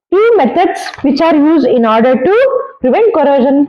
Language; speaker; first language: English; non-native, local second language; Kannada